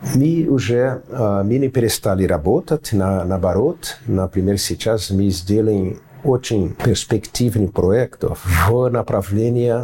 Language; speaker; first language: Russian; non-native, fluent; Portuguese